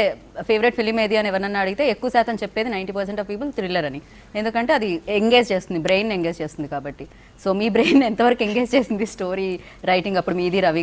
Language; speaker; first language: Telugu; native; Telugu